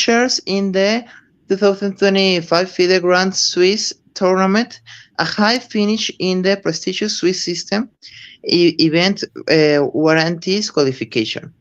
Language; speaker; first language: English; non-native, learner; Spanish